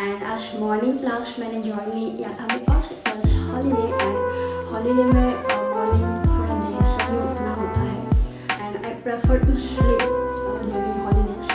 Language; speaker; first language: Hindi; non-native, local second language; Bangla